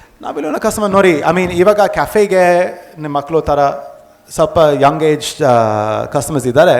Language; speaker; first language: Kannada; non-native, fluent; English